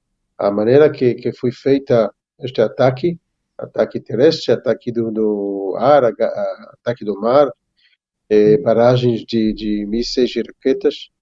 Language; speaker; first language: Portuguese; non-native, fluent; Hebrew